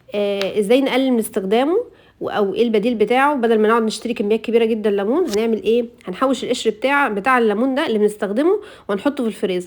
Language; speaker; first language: Arabic; native; Arabic